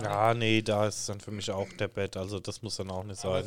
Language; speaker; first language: German; native; German